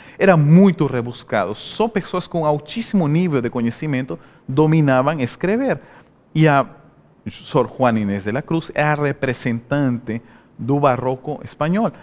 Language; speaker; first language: Portuguese; non-native, fluent; Spanish